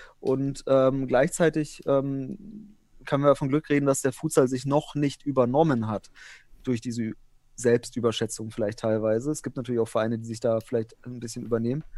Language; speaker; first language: German; early bilingual, other home language; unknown